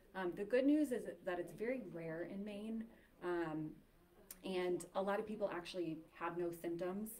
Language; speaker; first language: English; native; English